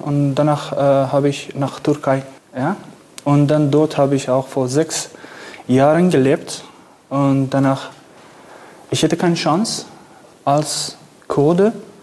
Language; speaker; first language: German; non-native, fluent; Kurdish